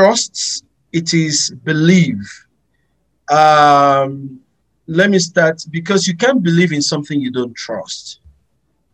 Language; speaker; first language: English; non-native, local second language; Yoruba